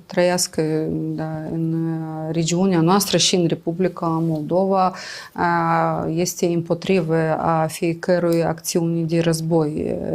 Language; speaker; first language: Romanian; non-native, local second language; Gagauz